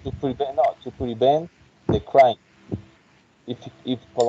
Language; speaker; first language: English; non-native, fluent; Spanish